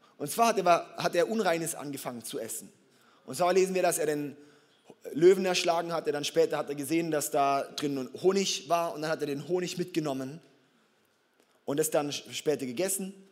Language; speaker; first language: German; native; German